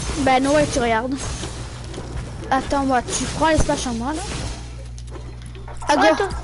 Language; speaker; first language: French; native; French